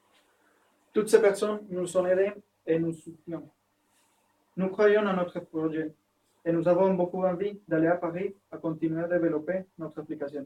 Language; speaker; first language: French; non-native, fluent; Spanish